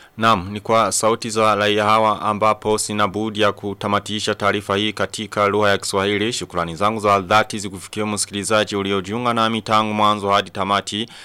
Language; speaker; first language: Swahili; non-native, local second language; Rundi